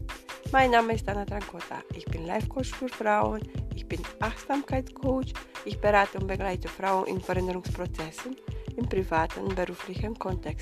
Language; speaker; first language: German; non-native, fluent; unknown